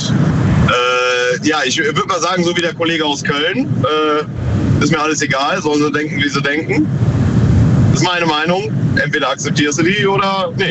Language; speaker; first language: German; native; German